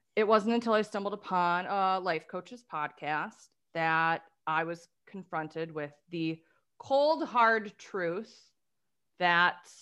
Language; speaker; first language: English; native; English